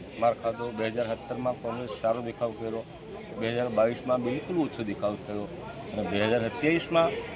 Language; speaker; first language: Gujarati; non-native, local second language; Rathawi